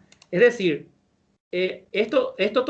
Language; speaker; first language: Spanish; native; Spanish